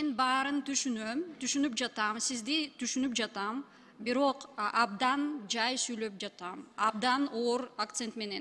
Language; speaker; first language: Kyrgyz; non-native, local second language; Russian